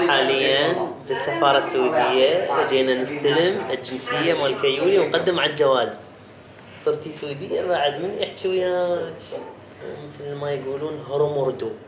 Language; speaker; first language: Arabic; native; Arabic